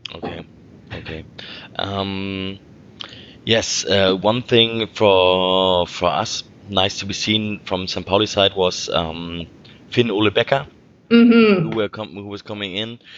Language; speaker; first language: English; non-native, fluent; German